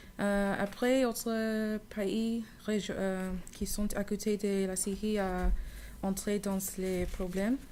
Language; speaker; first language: French; non-native, learner; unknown